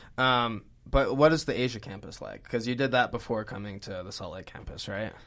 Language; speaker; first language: English; native; English